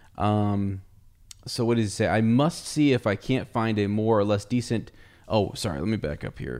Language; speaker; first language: English; native; English